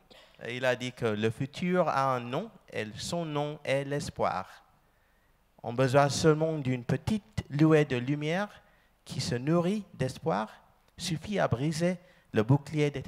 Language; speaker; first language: French; non-native, learner; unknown